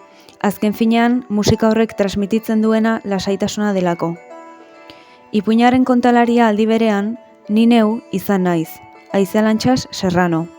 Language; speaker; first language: Basque; native; Basque